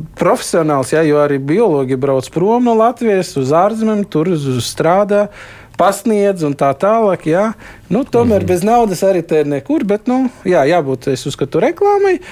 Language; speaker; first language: Latvian; non-native, local second language; Russian